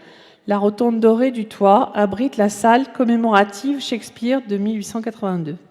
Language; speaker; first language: French; native; French